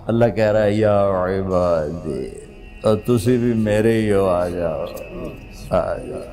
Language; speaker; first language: Urdu; non-native, local second language; Punjabi